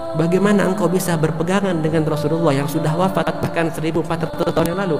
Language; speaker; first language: Indonesian; native; Indonesian